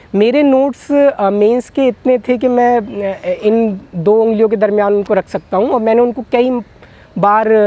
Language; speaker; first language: Hindi; native; Hindi